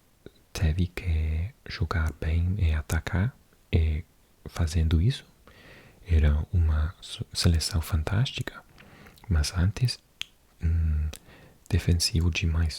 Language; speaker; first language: Portuguese; non-native, learner; English